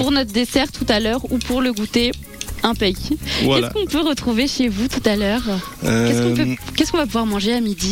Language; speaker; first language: French; native; French